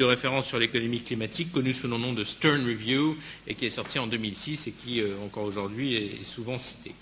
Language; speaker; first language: French; native; French